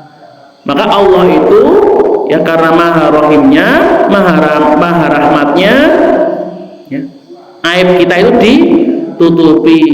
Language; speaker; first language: Indonesian; non-native, local second language; Javanese